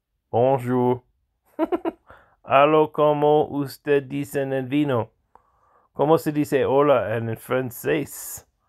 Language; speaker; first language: Spanish; non-native, learner; English